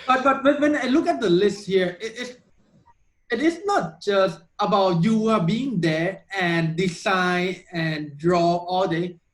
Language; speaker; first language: English; non-native, fluent; Thai